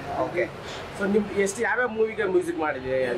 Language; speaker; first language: Kannada; native; Kannada